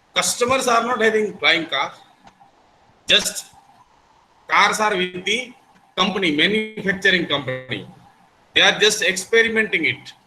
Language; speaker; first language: English; non-native, local second language; Gujarati